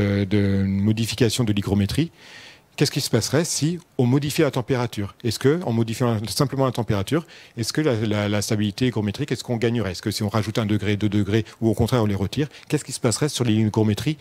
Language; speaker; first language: French; native; French